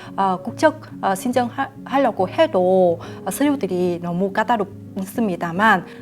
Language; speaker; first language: Korean; non-native, fluent; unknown